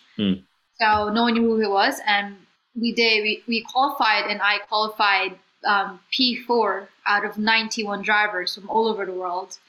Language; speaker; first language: English; non-native, local second language; Filipino